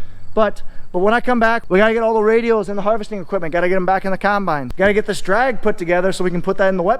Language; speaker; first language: English; native; English